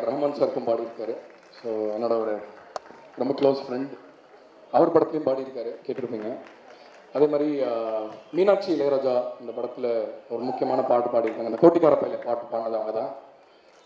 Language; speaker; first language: Tamil; native; Tamil